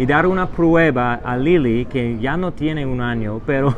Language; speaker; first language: Spanish; non-native, fluent; English